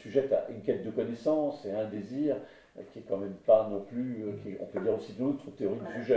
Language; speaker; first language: French; native; French